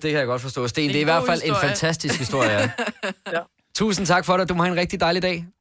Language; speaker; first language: Danish; native; Danish